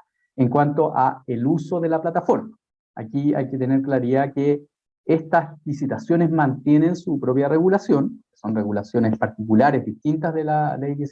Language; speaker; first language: Spanish; native; Spanish